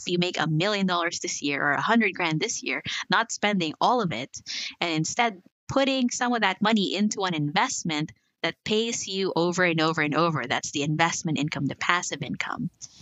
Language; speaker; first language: English; non-native, local second language; Filipino